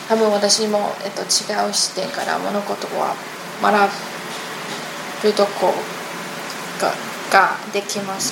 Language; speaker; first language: Japanese; non-native, learner; Chinese